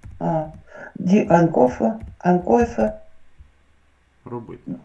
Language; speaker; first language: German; non-native, learner; Ukrainian